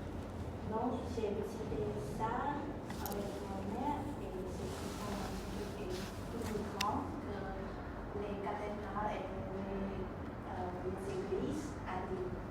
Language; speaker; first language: French; non-native, learner; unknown